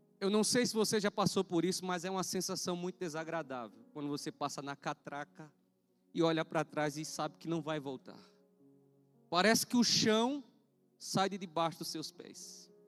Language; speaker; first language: Portuguese; native; Portuguese